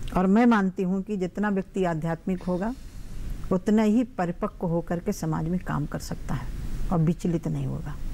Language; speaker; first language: Hindi; native; Hindi